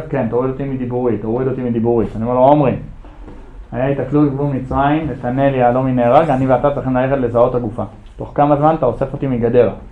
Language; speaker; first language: Hebrew; early bilingual, other home language; English